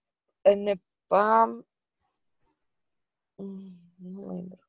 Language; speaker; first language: French; non-native, learner; Portuguese